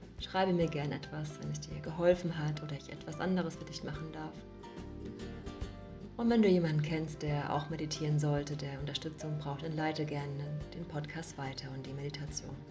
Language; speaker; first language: German; native; German